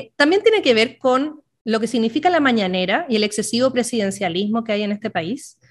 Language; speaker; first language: Spanish; native; Spanish